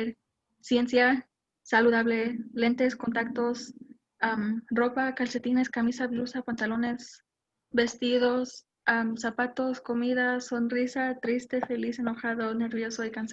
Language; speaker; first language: Spanish; non-native, learner; English